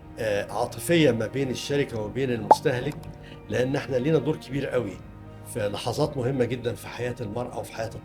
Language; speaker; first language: Arabic; native; Arabic